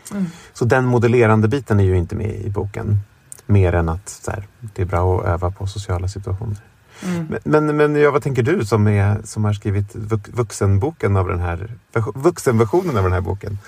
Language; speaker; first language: Swedish; native; Swedish